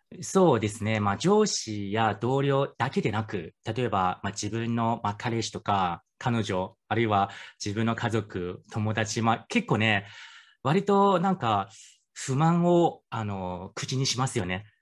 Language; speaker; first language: Japanese; non-native, fluent; Chinese